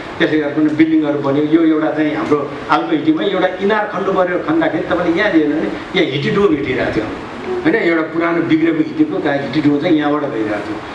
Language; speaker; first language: Nepali; non-native, local second language; Newari